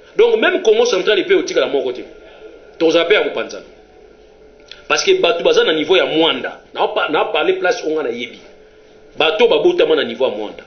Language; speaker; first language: Lingala; non-native, local second language; Kongo